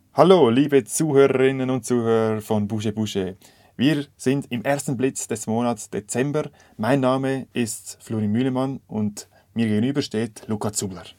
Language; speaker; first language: German; native; German